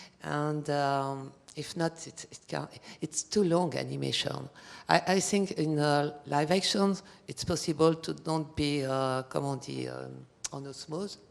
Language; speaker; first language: English; non-native, learner; French